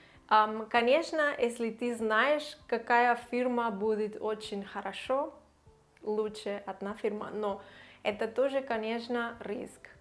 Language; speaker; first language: Russian; non-native, learner; Catalan